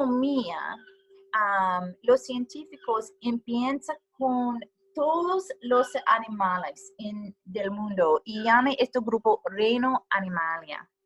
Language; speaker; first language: Spanish; non-native, learner; English